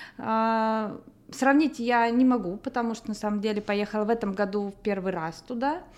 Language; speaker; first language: Russian; native; Russian